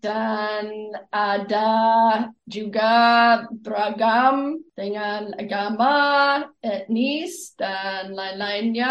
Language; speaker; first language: Indonesian; non-native, fluent; English